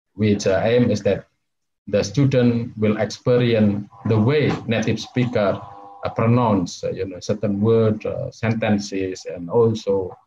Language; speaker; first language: English; non-native, fluent; Javanese